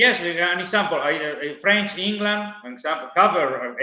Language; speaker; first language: English; non-native, learner; Italian